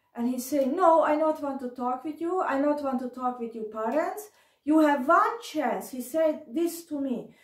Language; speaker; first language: English; non-native, learner; German